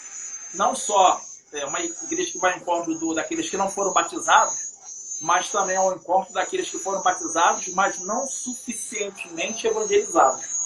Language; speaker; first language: Portuguese; native; Portuguese